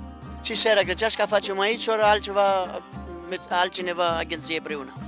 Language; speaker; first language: Romanian; non-native, learner; Greek